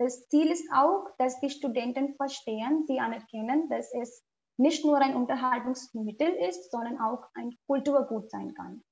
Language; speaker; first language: German; non-native, fluent; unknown